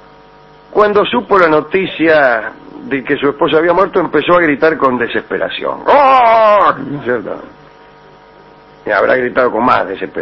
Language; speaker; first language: Spanish; native; Spanish